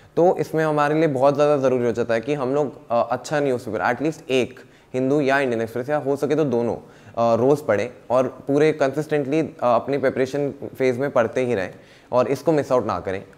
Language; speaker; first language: Hindi; native; Hindi